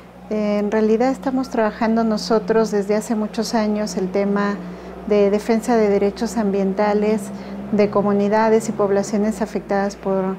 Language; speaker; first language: Spanish; native; Spanish